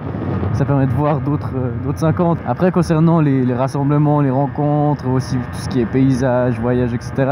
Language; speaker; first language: French; native; French